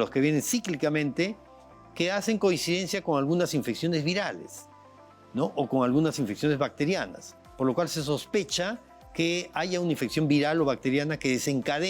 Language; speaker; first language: Spanish; native; Spanish